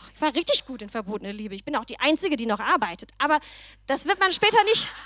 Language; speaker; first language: German; non-native, fluent; Danish